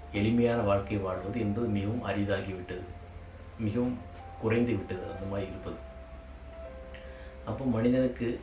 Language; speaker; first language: Tamil; native; Tamil